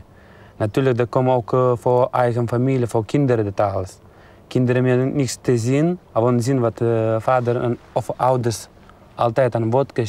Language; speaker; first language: Dutch; non-native, learner; Lithuanian